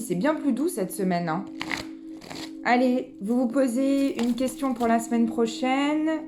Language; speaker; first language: French; native; French